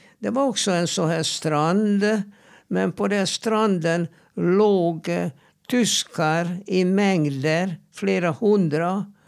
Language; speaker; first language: Swedish; non-native, fluent; Hungarian